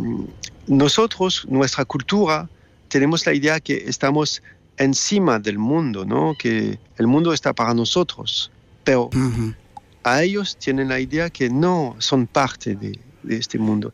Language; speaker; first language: Spanish; non-native, fluent; French